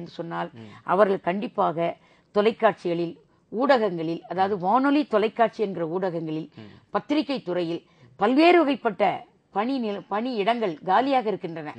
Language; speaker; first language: Tamil; native; Tamil